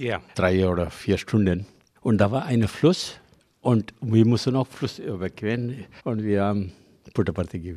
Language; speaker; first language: German; non-native, learner; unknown